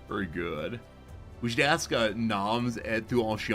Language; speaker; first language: French; non-native, learner; English